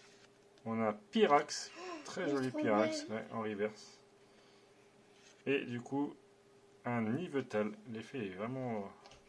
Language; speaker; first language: French; native; French